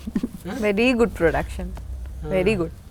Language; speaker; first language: Telugu; non-native, learner; Bangla